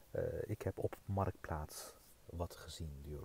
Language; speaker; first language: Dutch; non-native, fluent; Turkish